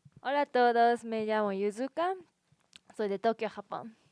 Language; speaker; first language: Spanish; non-native, learner; Japanese